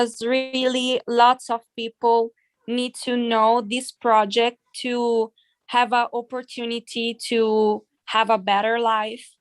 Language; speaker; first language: English; non-native, fluent; Italian